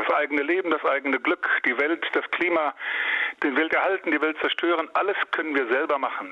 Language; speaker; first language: German; native; German